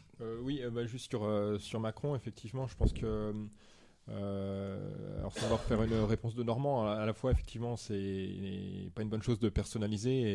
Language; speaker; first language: French; native; French